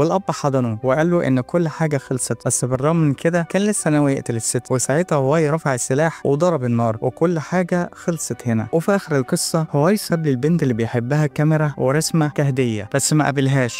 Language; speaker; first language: Arabic; native; Arabic